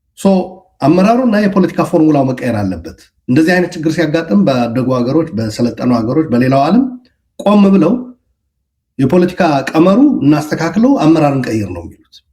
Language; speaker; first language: Amharic; non-native, local second language; Tigrinya